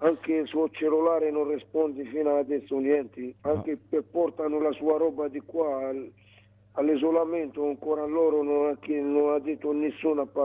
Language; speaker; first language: Italian; non-native, learner; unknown